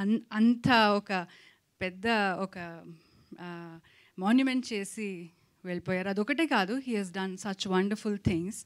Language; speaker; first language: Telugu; non-native, local second language; Kannada